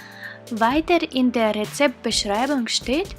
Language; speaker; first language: German; non-native, fluent; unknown